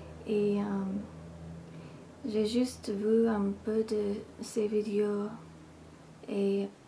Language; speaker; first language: French; non-native, learner; English